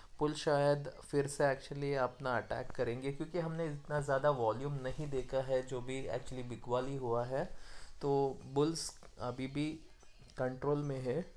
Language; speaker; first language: Hindi; non-native, local second language; Kannada